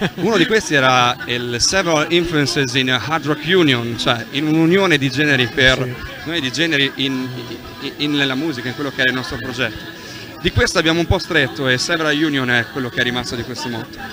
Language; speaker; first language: Italian; native; Italian